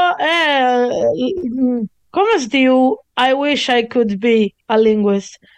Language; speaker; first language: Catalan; non-native, learner; Italian